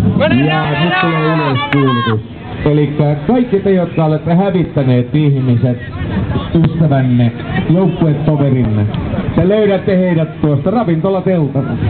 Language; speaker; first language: Finnish; native; Finnish